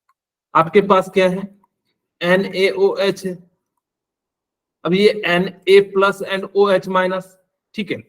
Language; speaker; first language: Hindi; native; Hindi